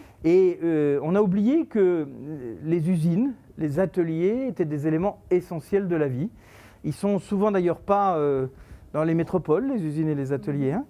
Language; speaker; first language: French; native; French